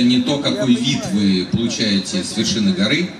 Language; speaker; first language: Russian; native; Russian